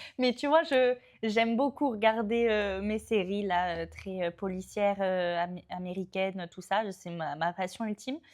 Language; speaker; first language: French; native; French